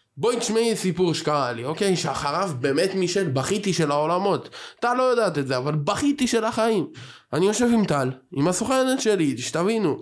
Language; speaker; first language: Hebrew; native; Hebrew